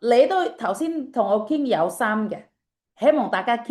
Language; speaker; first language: Chinese; non-native, fluent; Indonesian